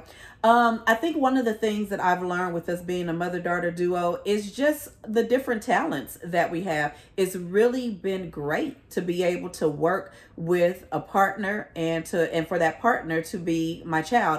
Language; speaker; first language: English; native; English